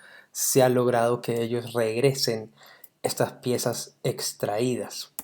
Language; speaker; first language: Spanish; native; Spanish